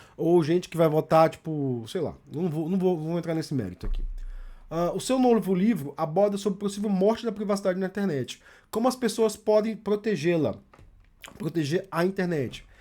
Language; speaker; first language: Portuguese; native; Portuguese